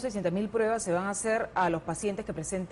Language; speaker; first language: Spanish; native; Spanish